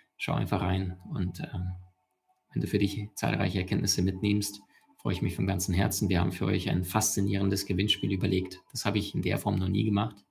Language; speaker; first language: German; early bilingual, other home language; Russian